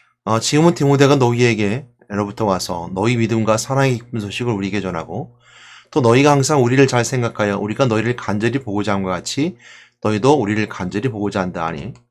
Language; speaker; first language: Korean; native; Korean